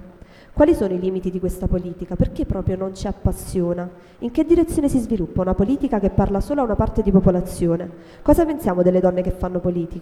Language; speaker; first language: Italian; native; Italian